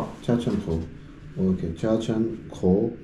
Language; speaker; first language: Korean; non-native, learner; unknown